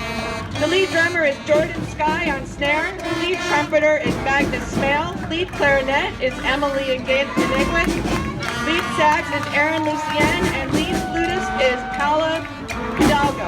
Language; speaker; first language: English; native; English